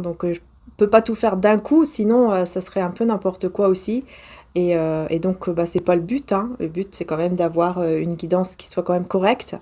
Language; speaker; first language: French; native; French